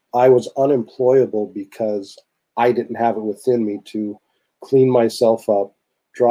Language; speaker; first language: English; native; English